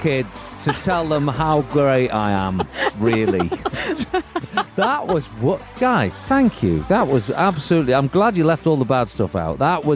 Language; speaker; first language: English; native; English